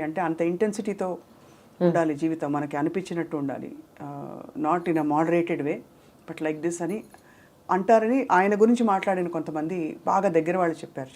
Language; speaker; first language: Telugu; native; Telugu